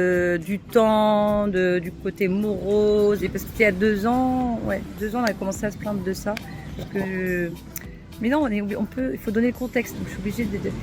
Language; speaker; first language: French; native; French